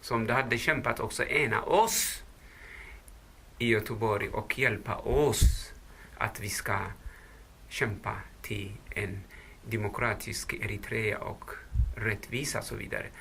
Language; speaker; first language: Swedish; non-native, fluent; Tigrinya